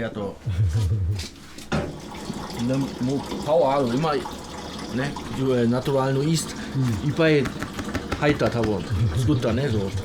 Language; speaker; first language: Japanese; non-native, learner; German